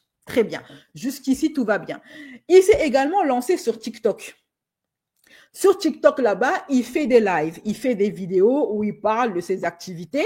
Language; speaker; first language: French; native; French